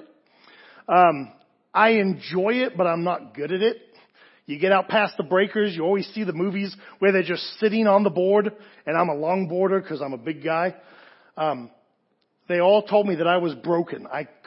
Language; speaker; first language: English; native; English